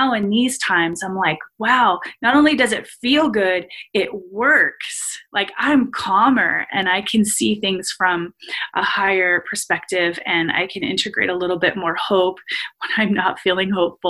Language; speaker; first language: English; native; English